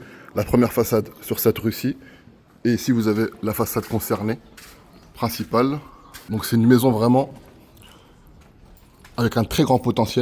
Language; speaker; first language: French; non-native, local second language; Arabic